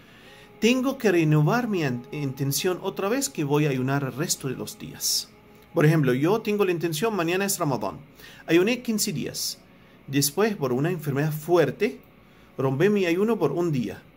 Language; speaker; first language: Spanish; non-native, fluent; Arabic